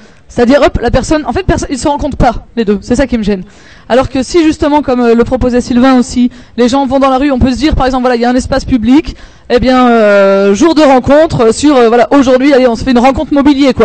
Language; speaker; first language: French; native; French